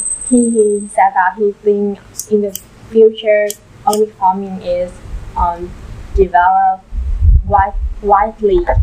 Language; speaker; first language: English; non-native, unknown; Vietnamese